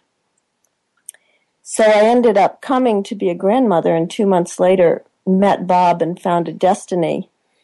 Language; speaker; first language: English; native; English